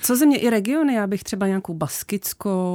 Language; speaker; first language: Czech; native; Czech